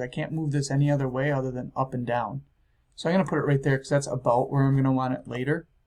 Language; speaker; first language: English; native; English